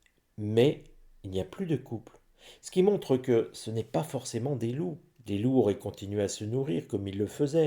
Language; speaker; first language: French; native; French